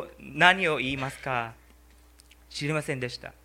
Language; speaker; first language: Japanese; non-native, learner; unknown